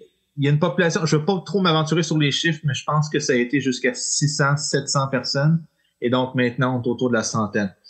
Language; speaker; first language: French; native; French